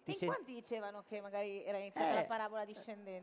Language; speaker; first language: Italian; native; Italian